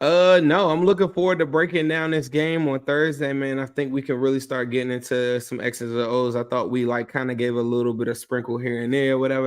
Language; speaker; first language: English; native; English